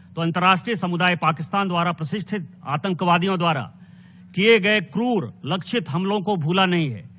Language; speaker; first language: Hindi; native; Hindi